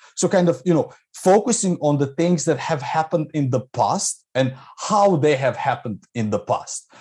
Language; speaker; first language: English; non-native, fluent; Croatian